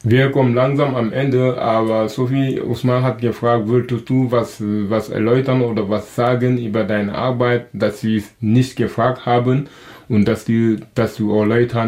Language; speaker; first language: German; non-native, learner; Wolof